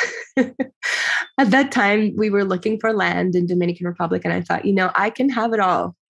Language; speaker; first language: English; early bilingual, other home language; Ukrainian